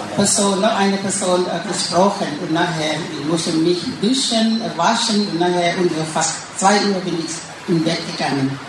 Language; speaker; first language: German; non-native, learner; Thai